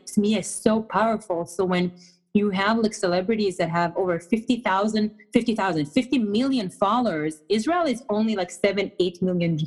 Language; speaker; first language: English; non-native, fluent; Hebrew